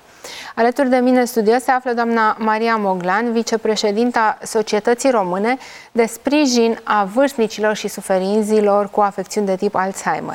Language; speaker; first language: Romanian; native; Romanian